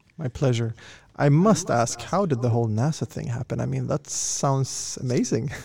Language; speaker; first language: English; non-native, fluent; Swedish